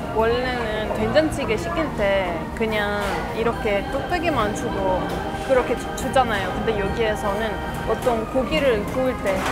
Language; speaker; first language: Korean; non-native, fluent; Italian